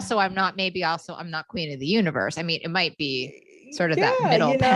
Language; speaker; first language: English; native; English